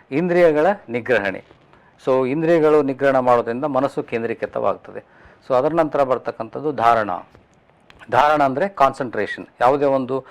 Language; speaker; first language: Kannada; native; Kannada